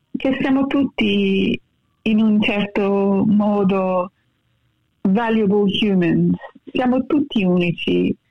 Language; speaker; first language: Italian; early bilingual, heritage; Italian